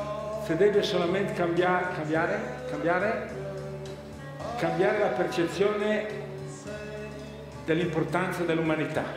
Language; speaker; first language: Italian; non-native, fluent; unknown